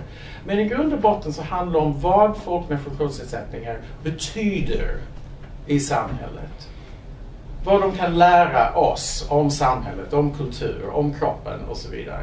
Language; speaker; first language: Swedish; non-native, fluent; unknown